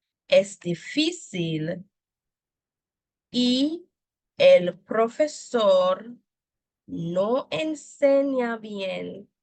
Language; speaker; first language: Spanish; non-native, fluent; English